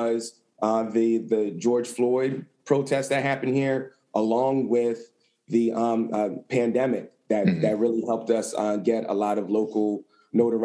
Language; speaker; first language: English; native; English